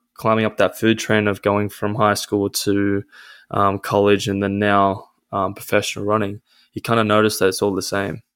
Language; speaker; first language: English; native; English